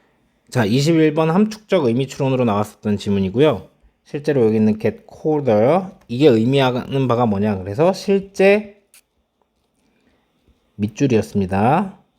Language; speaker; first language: Korean; native; Korean